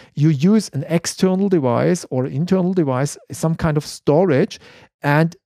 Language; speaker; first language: English; non-native, fluent; German